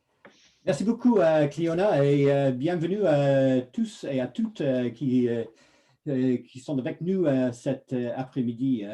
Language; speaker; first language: French; non-native, fluent; English